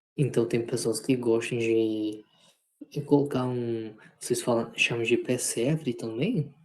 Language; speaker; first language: Portuguese; non-native, fluent; Spanish